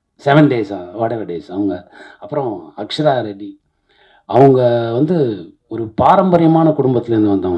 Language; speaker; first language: Tamil; native; Tamil